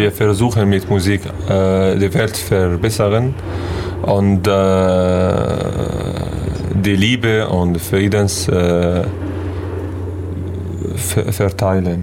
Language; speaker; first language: German; non-native, learner; Arabic